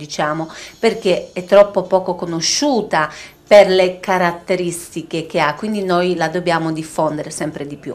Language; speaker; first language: Italian; native; Italian